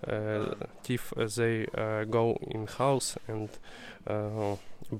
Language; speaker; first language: English; non-native, learner; Russian